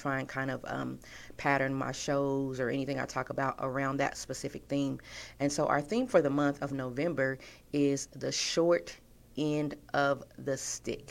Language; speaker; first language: English; native; English